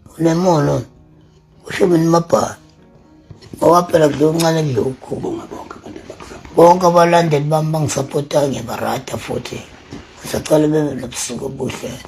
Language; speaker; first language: Zulu; native; Zulu